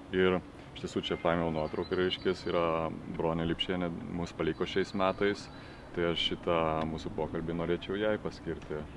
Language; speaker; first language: Lithuanian; early bilingual, heritage; Lithuanian